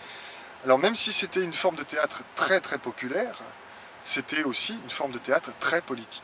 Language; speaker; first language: French; native; French